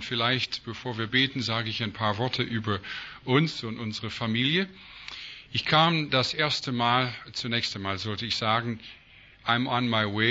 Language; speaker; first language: German; non-native, fluent; English